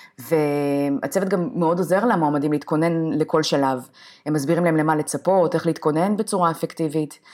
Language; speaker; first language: Hebrew; native; Hebrew